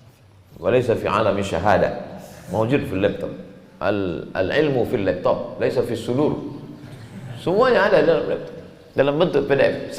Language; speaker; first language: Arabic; non-native, fluent; Indonesian